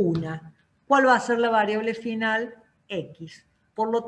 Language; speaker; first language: Spanish; native; Spanish